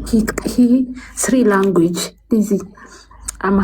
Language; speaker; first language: English; non-native, learner; Amharic